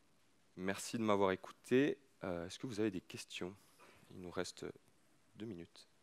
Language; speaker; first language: French; native; French